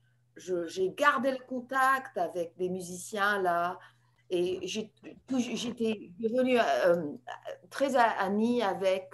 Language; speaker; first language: French; non-native, fluent; English